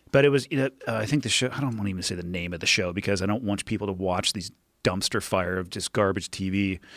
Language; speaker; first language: English; native; English